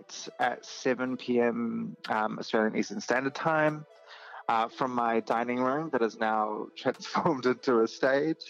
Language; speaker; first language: English; native; English